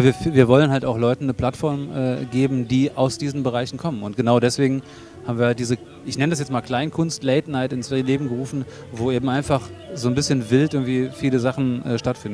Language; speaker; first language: German; native; German